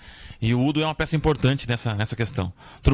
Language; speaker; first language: Portuguese; native; Portuguese